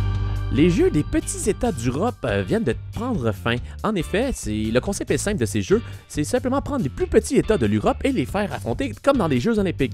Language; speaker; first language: French; native; French